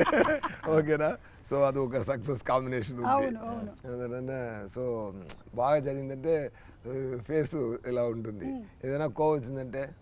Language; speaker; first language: Telugu; non-native, learner; Tamil